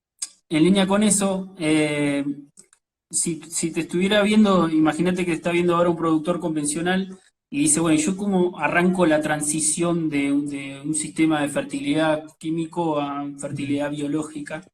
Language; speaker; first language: Spanish; native; Spanish